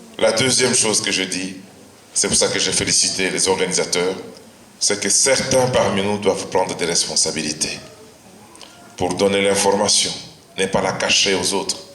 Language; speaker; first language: French; non-native, local second language; Luba-Lulua